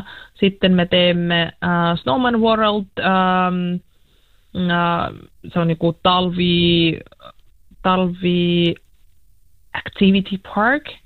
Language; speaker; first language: Finnish; non-native, learner; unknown